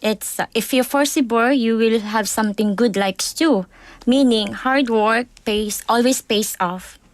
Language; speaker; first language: English; non-native, local second language; Filipino